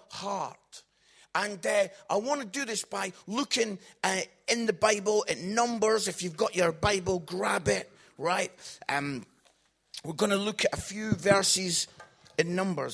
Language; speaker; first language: English; native; English